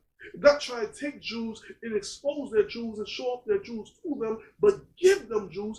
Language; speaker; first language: English; native; English